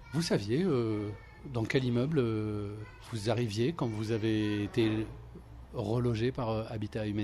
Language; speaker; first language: French; native; French